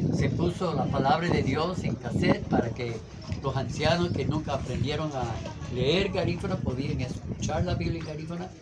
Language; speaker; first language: Spanish; non-native, fluent; English